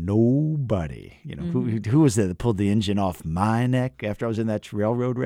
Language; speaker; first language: English; native; English